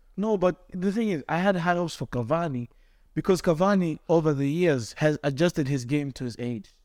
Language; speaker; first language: English; non-native, local second language; Swahili